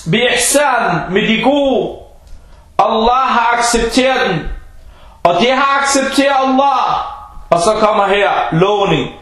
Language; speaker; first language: Danish; early bilingual, other home language; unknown